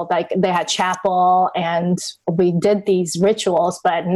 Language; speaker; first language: English; non-native, fluent; Chinese